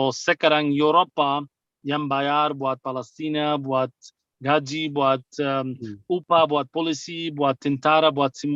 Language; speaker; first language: Indonesian; non-native, fluent; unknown